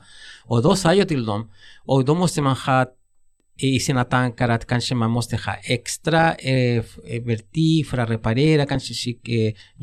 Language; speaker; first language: Swedish; non-native, fluent; Spanish